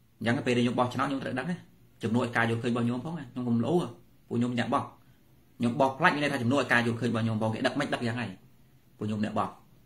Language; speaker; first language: Khmer; native; Khmer